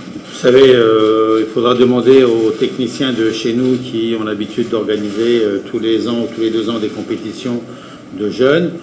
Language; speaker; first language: French; native; French